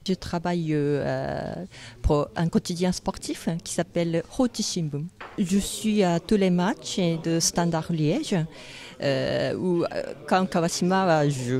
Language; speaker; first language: French; non-native, learner; Japanese